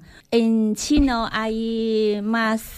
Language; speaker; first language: Spanish; non-native, learner; Chinese